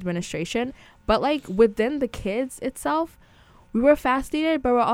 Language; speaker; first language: English; non-native, local second language; Akan